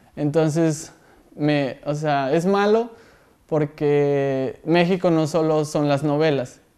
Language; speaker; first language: Spanish; native; Spanish